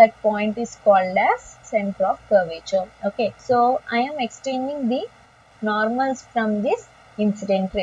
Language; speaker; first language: English; non-native, local second language; Telugu